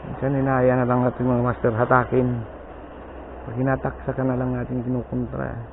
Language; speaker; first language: Filipino; non-native, local second language; Bikol